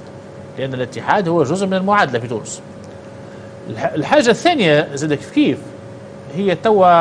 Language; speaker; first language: Arabic; native; Arabic